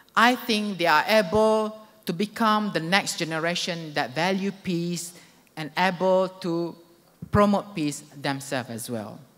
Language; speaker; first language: English; non-native, local second language; Malay